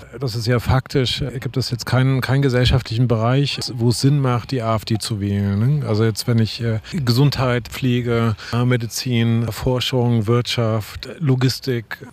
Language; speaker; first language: German; native; German